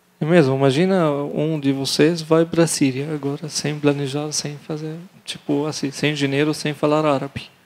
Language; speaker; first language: Portuguese; non-native, learner; Arabic